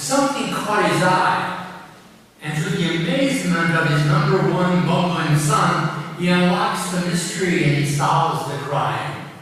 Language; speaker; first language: English; native; English